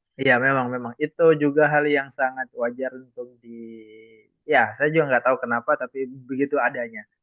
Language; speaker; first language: Indonesian; native; Indonesian